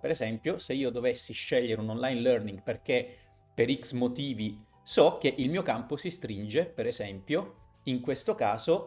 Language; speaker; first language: Italian; native; Italian